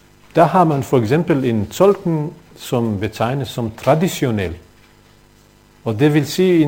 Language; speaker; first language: Danish; non-native, fluent; Bosnian